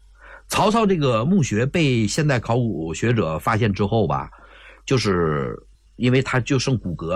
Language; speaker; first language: Chinese; native; Chinese